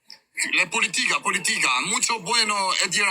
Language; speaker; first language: Spanish; non-native, learner; Albanian